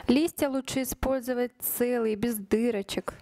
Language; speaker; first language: Russian; native; Russian